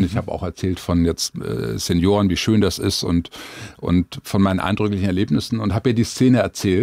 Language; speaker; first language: German; native; German